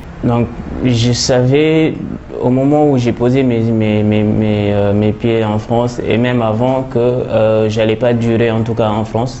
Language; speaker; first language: French; non-native, local second language; Wolof